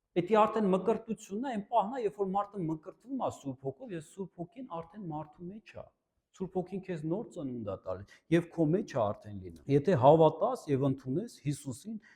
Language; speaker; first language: Armenian; native; Armenian